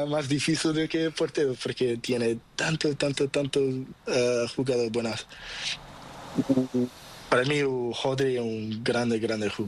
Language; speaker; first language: Spanish; non-native, learner; Portuguese